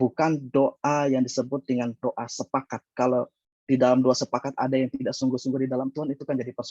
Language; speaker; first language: Indonesian; native; Indonesian